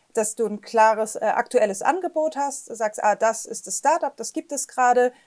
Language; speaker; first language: German; native; German